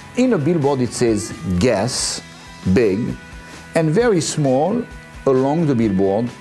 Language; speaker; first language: English; non-native, fluent; French